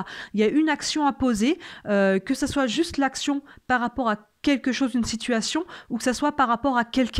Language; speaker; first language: French; native; French